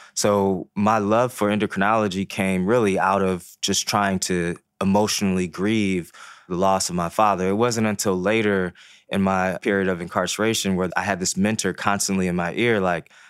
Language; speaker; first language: English; early bilingual, other home language; Haitian Creole